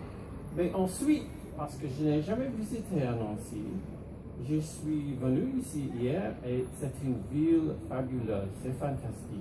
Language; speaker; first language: French; non-native, fluent; English